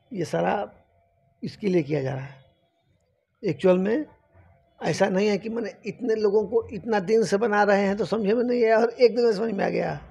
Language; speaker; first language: Hindi; native; Hindi